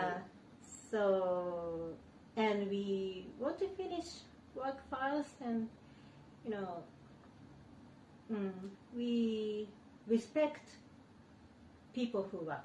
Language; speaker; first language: English; non-native, learner; Japanese